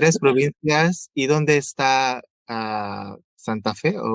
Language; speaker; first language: Spanish; non-native, fluent; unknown